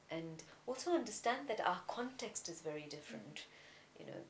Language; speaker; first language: English; non-native, local second language; Tamil